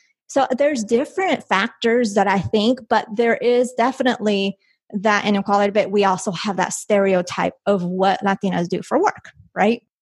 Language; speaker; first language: English; early bilingual, other home language; Spanish